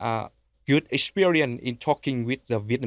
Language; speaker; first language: English; non-native, learner; Vietnamese